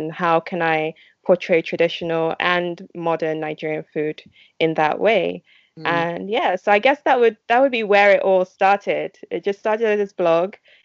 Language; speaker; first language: English; non-native, local second language; Yoruba